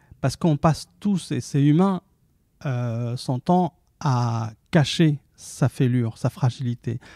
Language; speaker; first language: French; early bilingual, other home language; Arabic